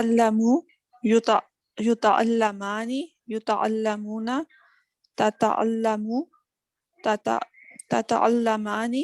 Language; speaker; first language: Arabic; non-native, learner; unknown